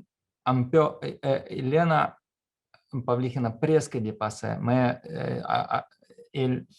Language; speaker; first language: French; non-native, learner; Russian